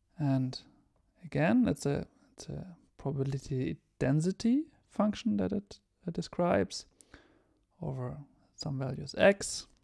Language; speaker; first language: English; non-native, fluent; German